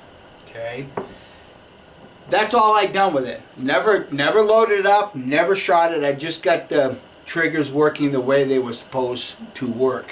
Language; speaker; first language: English; native; English